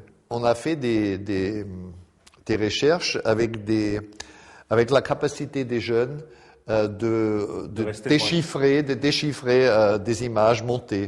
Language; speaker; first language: French; non-native, fluent; German